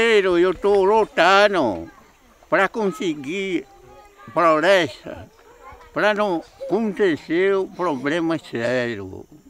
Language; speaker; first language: Portuguese; non-native, local second language; Kayapó